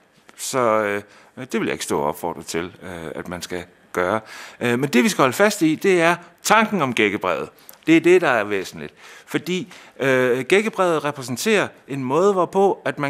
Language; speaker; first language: Danish; native; Danish